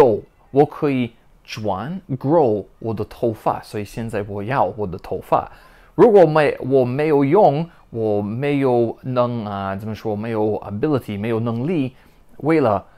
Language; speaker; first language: Chinese; non-native, learner; English